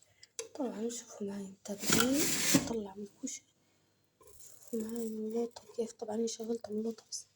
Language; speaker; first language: Arabic; native; Arabic